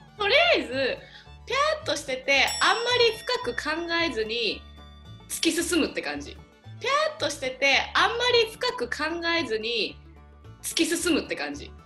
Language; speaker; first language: Japanese; native; Japanese